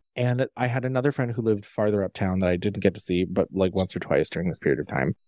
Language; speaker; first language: English; native; English